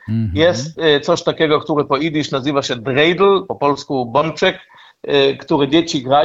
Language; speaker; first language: Polish; non-native, learner; Hebrew